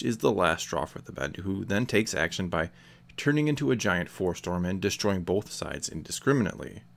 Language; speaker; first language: English; native; English